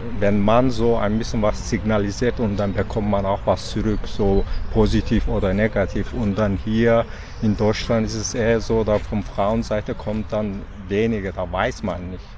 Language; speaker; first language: German; non-native, fluent; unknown